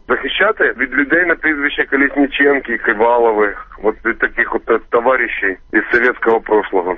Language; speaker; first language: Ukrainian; non-native, local second language; Russian